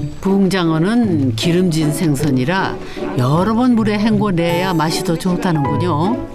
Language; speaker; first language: Korean; native; Korean